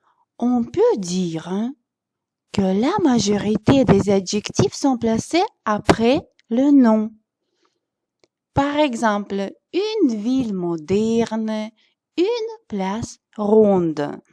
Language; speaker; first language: French; non-native, fluent; Russian